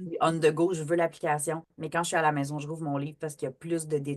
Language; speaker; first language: French; native; French